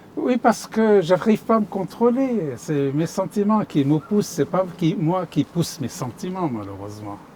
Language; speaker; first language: French; non-native, fluent; Arabic